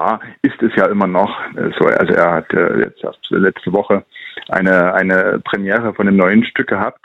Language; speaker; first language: German; native; German